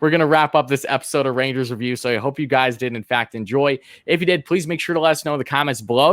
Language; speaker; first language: English; native; English